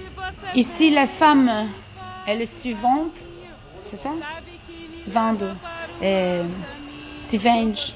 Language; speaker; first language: French; non-native, learner; Portuguese